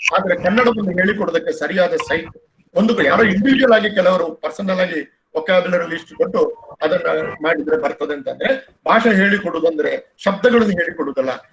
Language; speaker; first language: Kannada; non-native, local second language; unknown